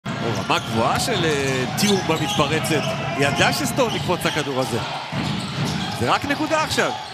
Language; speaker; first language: Hebrew; native; Hebrew